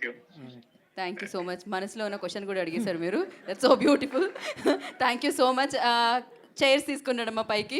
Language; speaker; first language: Telugu; native; Telugu